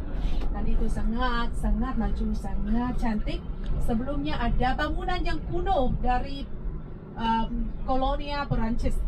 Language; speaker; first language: Indonesian; non-native, fluent; Vietnamese